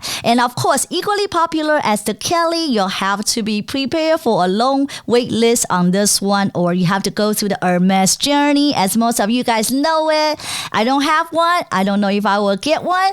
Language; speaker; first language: English; non-native, fluent; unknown